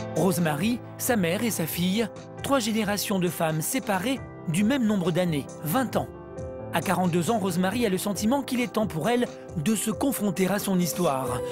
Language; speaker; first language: French; native; French